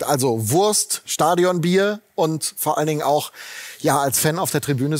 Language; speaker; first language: German; native; German